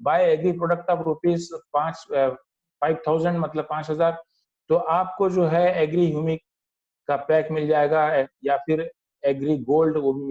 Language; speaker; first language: Hindi; native; Hindi